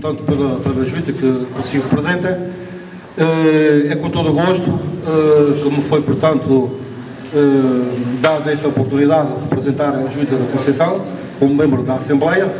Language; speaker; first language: Portuguese; native; Portuguese